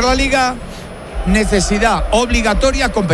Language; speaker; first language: Spanish; native; Spanish